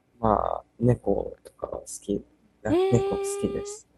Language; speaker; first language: Japanese; early bilingual, heritage; English